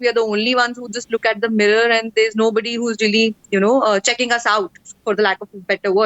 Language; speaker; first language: English; non-native, local second language; Hindi